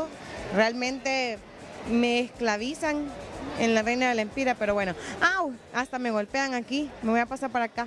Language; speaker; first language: Spanish; native; Spanish